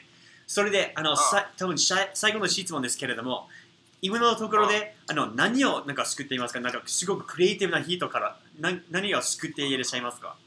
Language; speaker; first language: Japanese; non-native, fluent; English